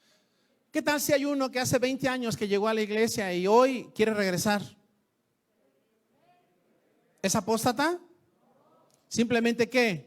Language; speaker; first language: Spanish; native; Spanish